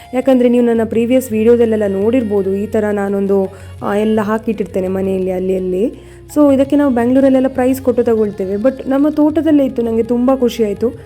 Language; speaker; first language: Kannada; non-native, local second language; Konkani